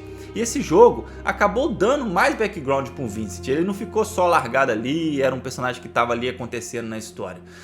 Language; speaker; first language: Portuguese; native; Portuguese